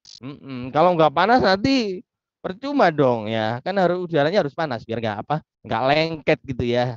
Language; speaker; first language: Indonesian; native; Indonesian